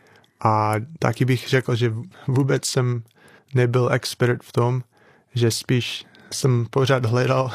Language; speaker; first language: Czech; non-native, fluent; English